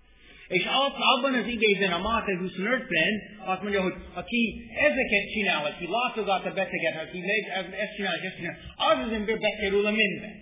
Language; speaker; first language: Hungarian; non-native, fluent; English